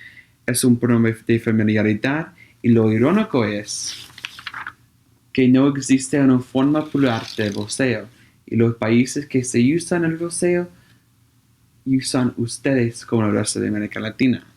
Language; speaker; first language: Spanish; non-native, learner; English